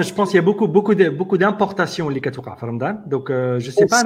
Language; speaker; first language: French; non-native, local second language; Arabic